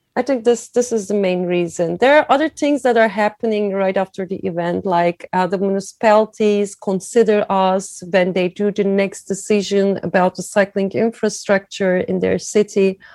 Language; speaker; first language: English; non-native, fluent; Turkish